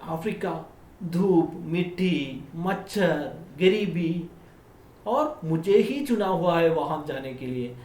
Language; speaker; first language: Hindi; non-native, local second language; Malayalam